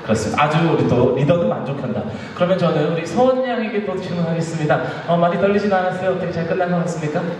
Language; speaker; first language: Korean; native; Korean